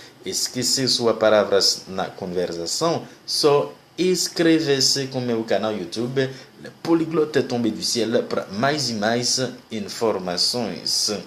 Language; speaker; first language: Portuguese; non-native, learner; Haitian Creole